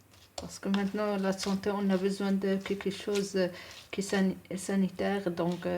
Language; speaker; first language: French; non-native, local second language; Arabic